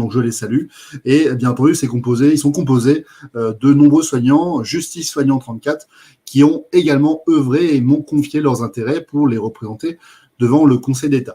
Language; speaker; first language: French; native; French